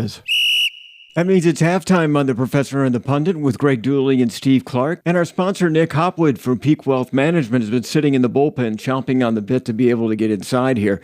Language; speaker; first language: English; native; English